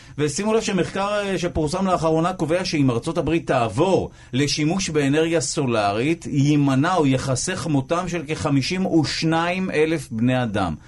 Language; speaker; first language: Hebrew; native; Hebrew